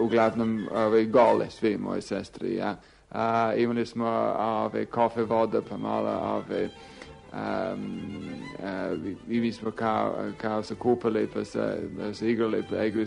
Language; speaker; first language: Serbian; non-native, fluent; English